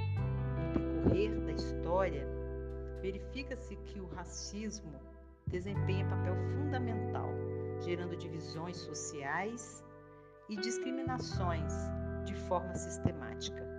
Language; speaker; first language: Portuguese; native; Portuguese